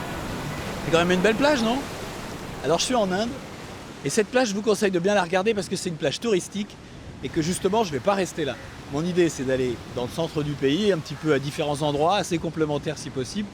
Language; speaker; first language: French; native; French